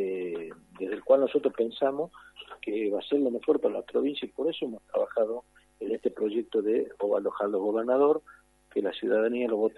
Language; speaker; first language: Spanish; native; Spanish